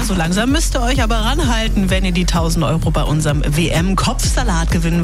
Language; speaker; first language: German; native; German